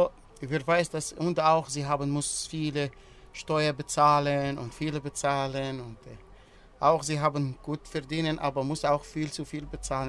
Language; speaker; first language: German; non-native, learner; Arabic